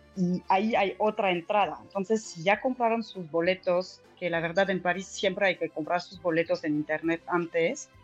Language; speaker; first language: Spanish; non-native, fluent; French